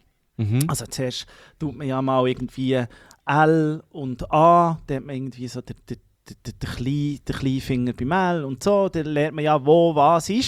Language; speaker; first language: German; native; German